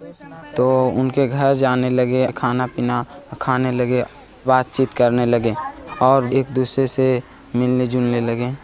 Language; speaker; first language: Hindi; non-native, local second language; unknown